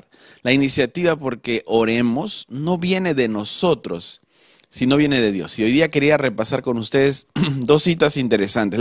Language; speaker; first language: Spanish; native; Spanish